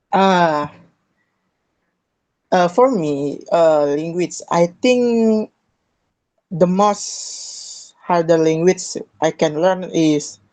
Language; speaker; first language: English; non-native, learner; Indonesian